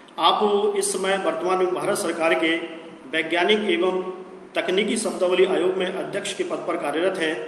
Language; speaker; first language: Hindi; native; Hindi